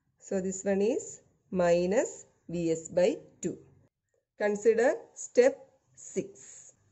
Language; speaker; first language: English; non-native, local second language; Malayalam